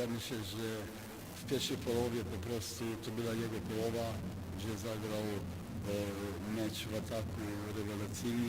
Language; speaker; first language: Polish; non-native, fluent; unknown